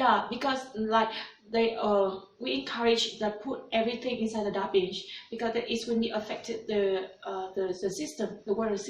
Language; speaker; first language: English; non-native, learner; Vietnamese